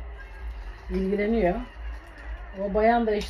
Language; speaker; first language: Turkish; native; Turkish